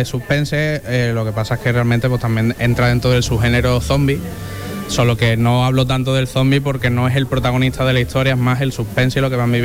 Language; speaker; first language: Spanish; native; Spanish